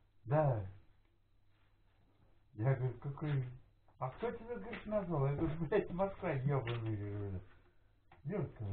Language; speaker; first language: Russian; native; Russian